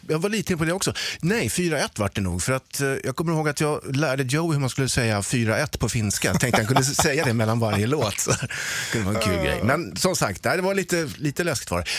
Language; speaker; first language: Swedish; native; Swedish